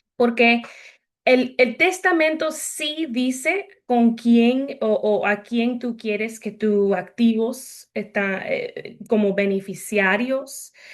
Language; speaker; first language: Spanish; early bilingual, heritage; Spanish